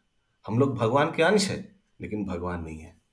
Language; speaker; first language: Hindi; non-native, local second language; Bangla